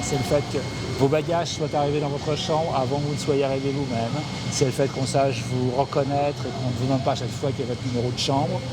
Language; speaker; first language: French; native; French